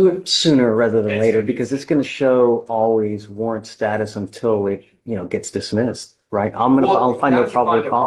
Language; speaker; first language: English; native; English